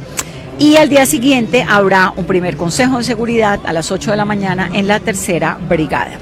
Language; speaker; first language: Spanish; native; Spanish